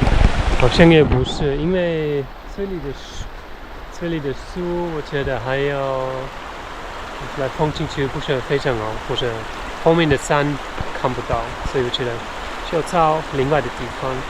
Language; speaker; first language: Chinese; non-native, fluent; German